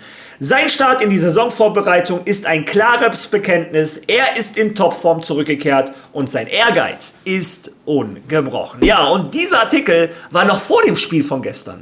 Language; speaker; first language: German; native; German